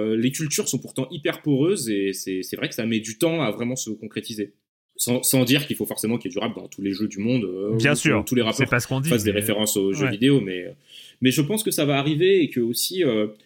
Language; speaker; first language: French; native; French